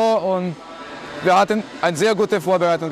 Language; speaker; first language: German; non-native, learner; Portuguese